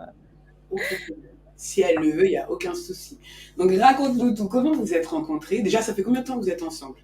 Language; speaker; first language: French; native; French